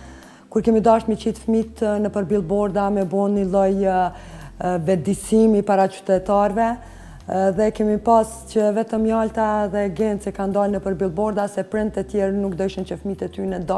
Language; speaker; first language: Albanian; native; Albanian